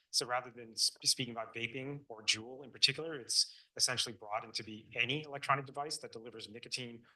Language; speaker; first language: English; non-native, fluent; Chinese